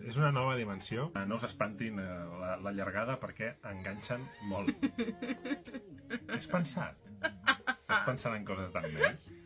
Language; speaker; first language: Catalan; native; Catalan